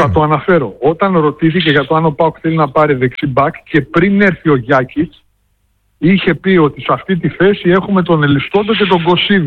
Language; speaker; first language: Greek; native; Greek